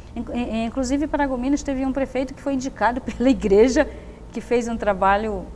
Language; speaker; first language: Portuguese; native; Portuguese